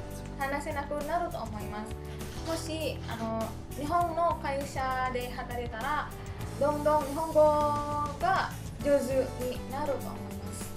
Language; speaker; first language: Japanese; non-native, learner; Indonesian